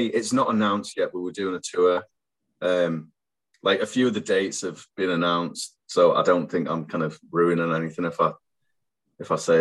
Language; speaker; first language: English; native; English